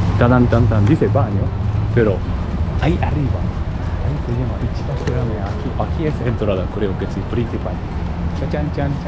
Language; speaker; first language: Spanish; non-native, learner; Japanese